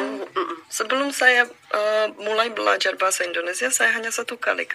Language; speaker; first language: Indonesian; non-native, fluent; Czech